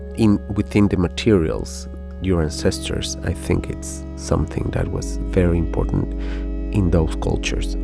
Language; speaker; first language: English; non-native, fluent; Spanish